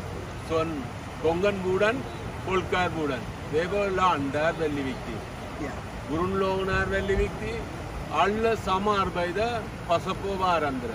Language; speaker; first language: Norwegian; non-native, learner; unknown